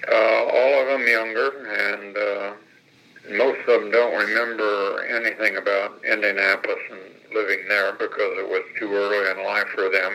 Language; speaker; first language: English; native; English